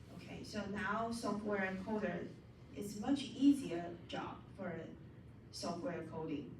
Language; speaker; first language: English; non-native, fluent; Chinese